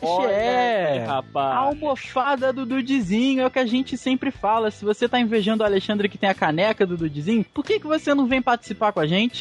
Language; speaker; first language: Portuguese; native; Portuguese